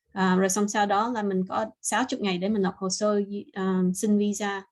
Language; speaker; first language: Vietnamese; early bilingual, heritage; Vietnamese